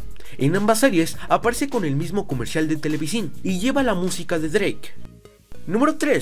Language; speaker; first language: Spanish; native; Spanish